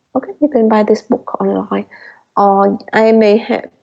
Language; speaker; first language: English; non-native, fluent; Vietnamese